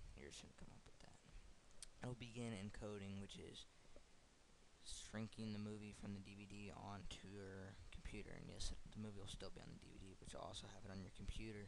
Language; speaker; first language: English; native; English